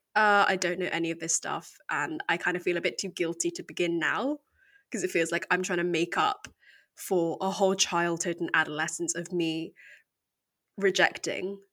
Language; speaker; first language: English; native; English